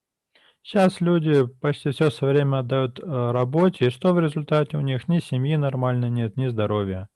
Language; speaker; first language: Russian; native; Russian